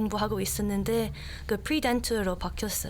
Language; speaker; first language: Korean; early bilingual, heritage; Korean